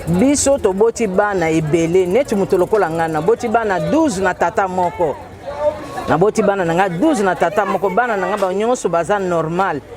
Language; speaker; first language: Lingala; native; Lingala